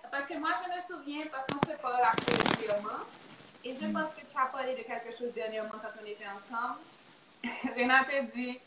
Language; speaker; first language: French; native; French